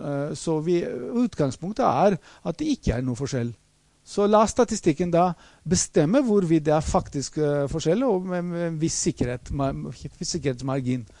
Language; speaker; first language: Norwegian; non-native, fluent; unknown